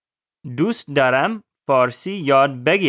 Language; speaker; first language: Persian; non-native, learner; English